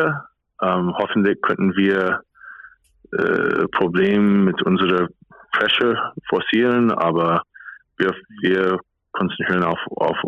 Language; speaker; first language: German; non-native, fluent; English